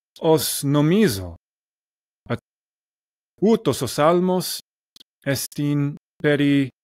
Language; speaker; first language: Greek; non-native, learner; English